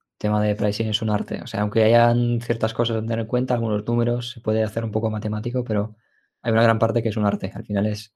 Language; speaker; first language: Spanish; early bilingual, other home language; Ukrainian